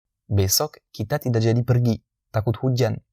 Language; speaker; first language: Indonesian; non-native, fluent; French